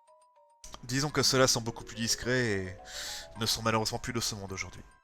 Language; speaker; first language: French; native; French